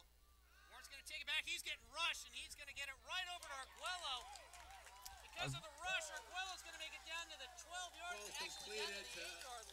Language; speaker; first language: English; native; English